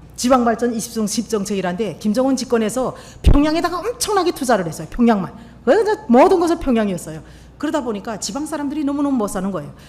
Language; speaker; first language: Korean; native; Korean